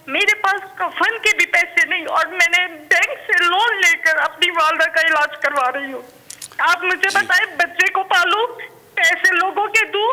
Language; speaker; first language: Urdu; native; Urdu